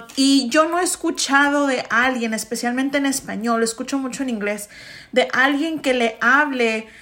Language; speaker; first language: Spanish; early bilingual, heritage; Spanish